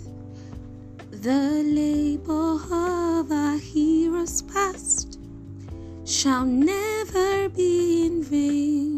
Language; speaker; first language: English; non-native, local second language; Yoruba